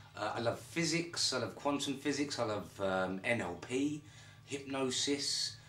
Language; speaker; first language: English; native; English